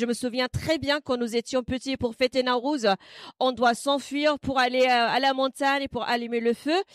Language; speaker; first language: French; non-native, fluent; Kurdish